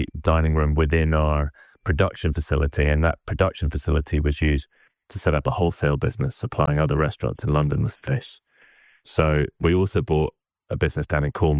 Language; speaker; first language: English; native; English